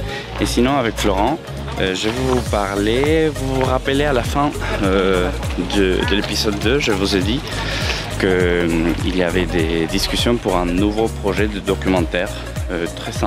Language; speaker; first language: French; non-native, fluent; Spanish